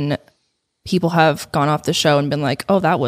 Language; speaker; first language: English; native; English